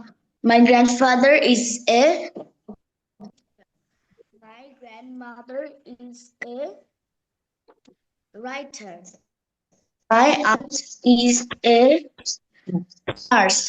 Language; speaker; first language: English; non-native, learner; Bangla